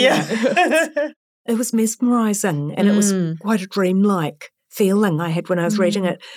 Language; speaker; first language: English; native; English